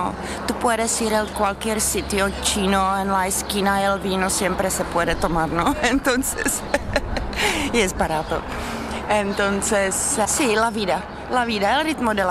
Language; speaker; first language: Spanish; non-native, fluent; Czech